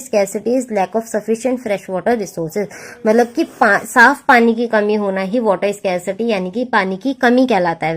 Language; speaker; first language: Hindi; native; Hindi